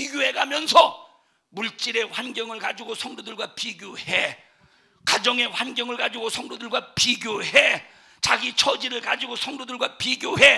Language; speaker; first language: Korean; native; Korean